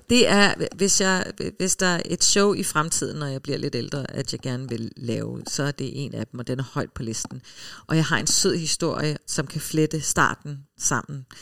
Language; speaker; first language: Danish; early bilingual, heritage; Danish